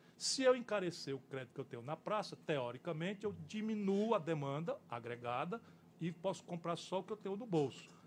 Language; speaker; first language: Portuguese; native; Portuguese